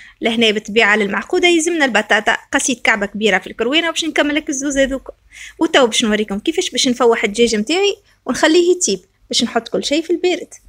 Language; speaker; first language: Arabic; native; Arabic